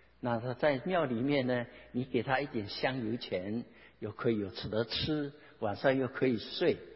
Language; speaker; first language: Chinese; non-native, local second language; Hakka Chinese